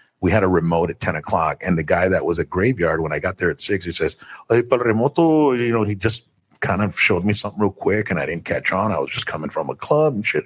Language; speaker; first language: English; early bilingual, other home language; Spanish